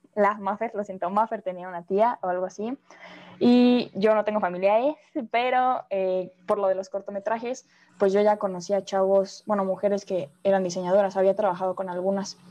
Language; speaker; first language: Spanish; native; Spanish